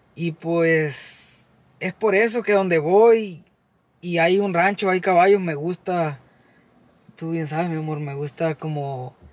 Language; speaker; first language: Spanish; native; Spanish